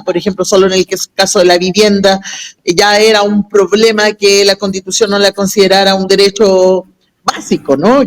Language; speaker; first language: Spanish; native; Spanish